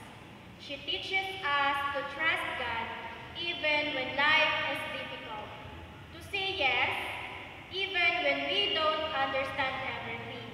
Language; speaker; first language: English; non-native, local second language; Hiligaynon